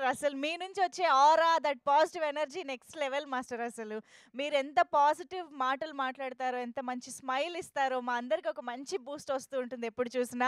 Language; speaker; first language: Telugu; native; Telugu